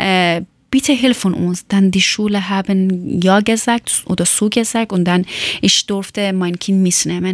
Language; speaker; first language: German; non-native, learner; Persian